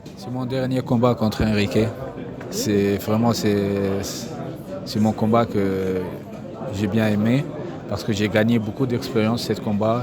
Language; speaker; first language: French; non-native, fluent; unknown